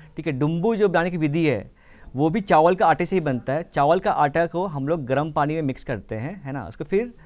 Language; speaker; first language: Hindi; native; Hindi